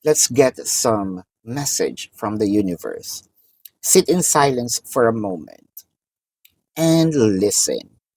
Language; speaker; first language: English; non-native, local second language; Filipino